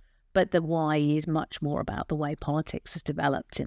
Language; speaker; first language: English; native; English